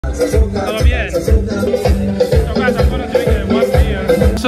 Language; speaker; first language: Spanish; non-native, learner; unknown